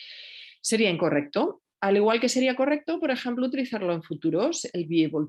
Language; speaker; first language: Spanish; native; Spanish